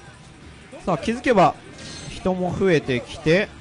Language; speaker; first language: Japanese; native; Japanese